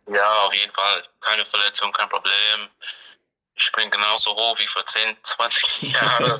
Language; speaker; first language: German; non-native, fluent; English